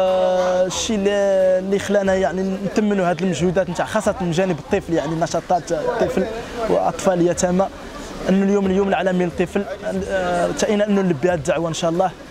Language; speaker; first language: Arabic; native; Arabic